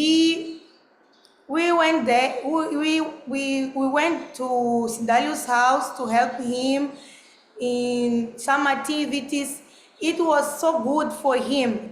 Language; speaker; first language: English; non-native, learner; Portuguese